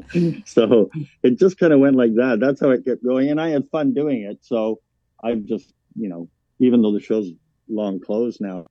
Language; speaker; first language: English; native; English